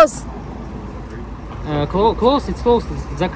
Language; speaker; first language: English; non-native, learner; Russian